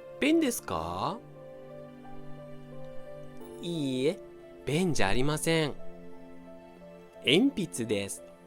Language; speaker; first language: Japanese; non-native, fluent; Portuguese